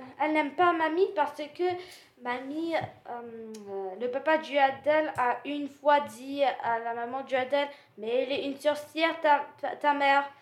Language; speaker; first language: French; non-native, learner; English